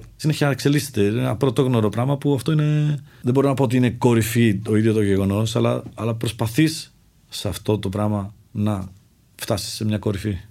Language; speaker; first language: Greek; early bilingual, other home language; Czech